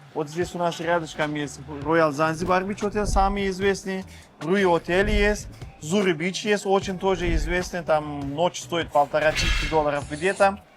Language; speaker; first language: Russian; non-native, fluent; Turkish